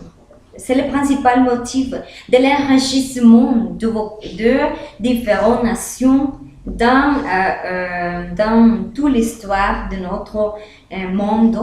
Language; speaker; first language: French; non-native, learner; Spanish